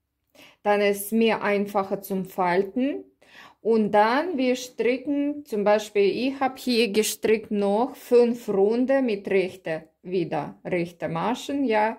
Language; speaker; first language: German; non-native, learner; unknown